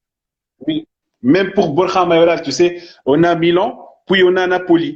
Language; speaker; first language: French; non-native, fluent; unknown